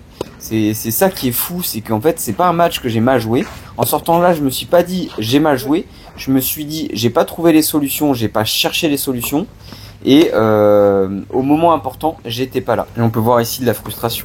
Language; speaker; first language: French; native; French